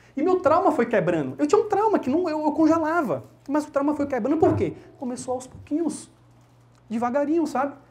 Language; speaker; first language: Portuguese; early bilingual, heritage; Portuguese